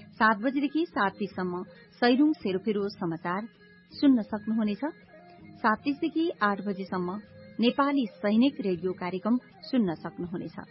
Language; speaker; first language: Nepali; native; Nepali